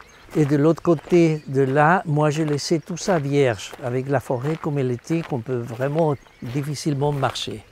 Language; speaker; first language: French; non-native, fluent; Spanish